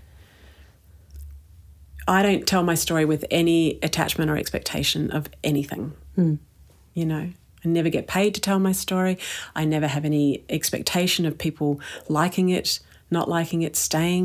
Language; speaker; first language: English; native; English